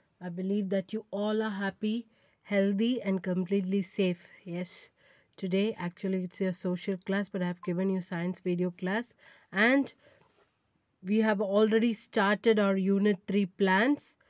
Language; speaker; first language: English; non-native, local second language; Tamil